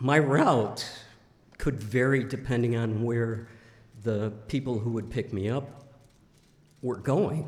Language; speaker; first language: English; native; English